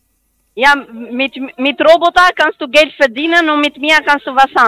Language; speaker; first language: German; non-native, learner; Spanish